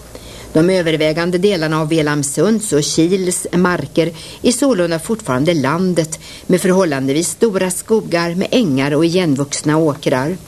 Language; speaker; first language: Swedish; native; Swedish